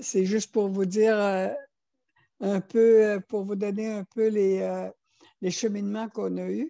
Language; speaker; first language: French; non-native, local second language; Innu-aimun